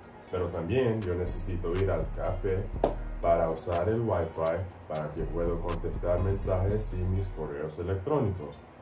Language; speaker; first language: Spanish; non-native, fluent; English